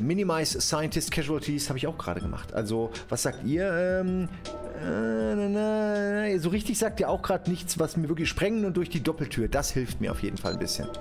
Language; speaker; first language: German; native; German